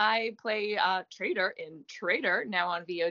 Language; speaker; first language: English; non-native, fluent; French